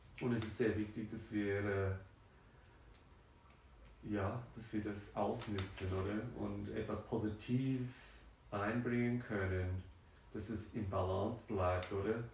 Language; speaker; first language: German; non-native, fluent; French